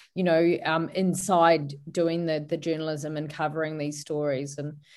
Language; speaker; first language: English; native; English